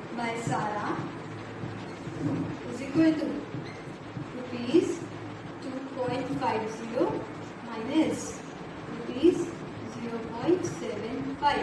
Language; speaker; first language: English; non-native, local second language; Hindi